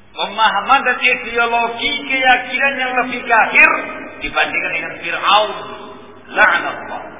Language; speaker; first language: Indonesian; non-native, local second language; Javanese